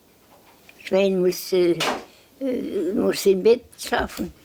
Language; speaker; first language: German; non-native, learner; Estonian